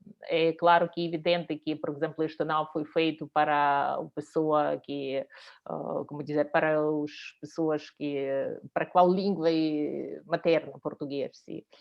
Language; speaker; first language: Portuguese; non-native, fluent; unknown